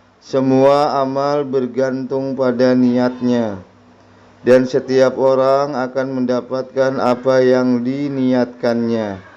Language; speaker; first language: Indonesian; native; Indonesian